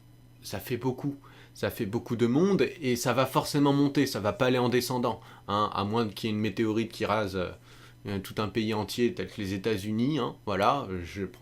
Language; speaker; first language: French; native; French